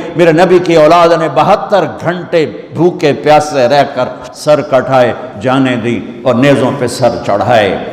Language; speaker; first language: Urdu; non-native, local second language; Punjabi